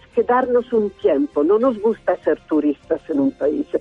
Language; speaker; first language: Spanish; non-native, learner; Italian